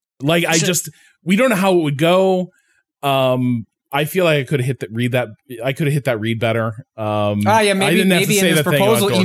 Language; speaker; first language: English; native; English